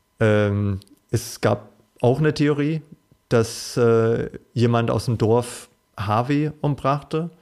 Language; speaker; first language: German; non-native, fluent; English